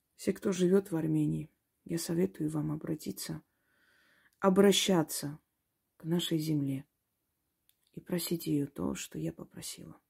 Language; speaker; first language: Russian; non-native, local second language; Armenian